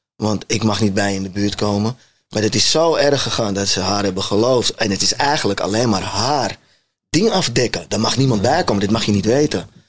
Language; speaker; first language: Dutch; native; Dutch